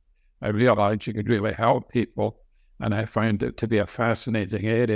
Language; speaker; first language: English; native; English